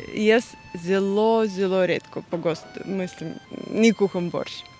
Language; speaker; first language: Slovenian; non-native, fluent; Russian